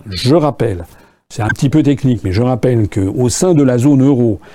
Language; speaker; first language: French; native; French